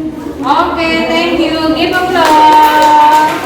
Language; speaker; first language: English; non-native, learner; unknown